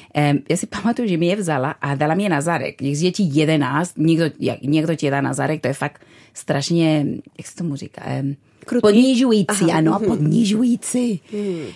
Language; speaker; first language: Czech; non-native, fluent; Spanish